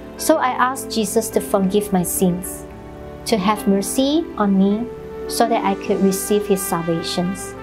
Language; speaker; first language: English; non-native, local second language; Chinese